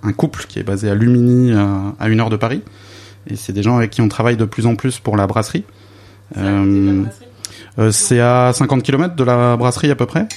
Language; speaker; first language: French; native; French